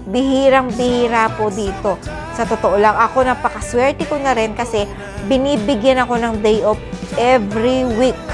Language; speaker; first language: Filipino; native; Filipino